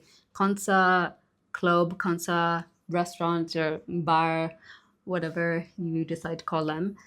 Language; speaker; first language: Hindi; non-native, learner; English